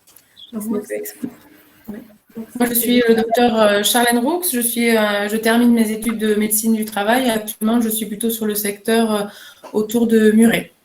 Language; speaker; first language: French; native; French